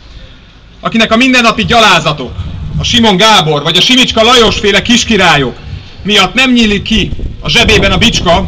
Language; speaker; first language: Hungarian; native; Hungarian